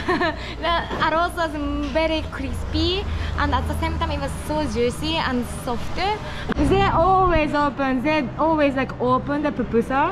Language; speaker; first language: English; non-native, fluent; Japanese